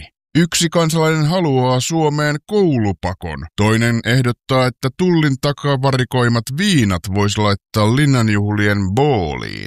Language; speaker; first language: Finnish; native; Finnish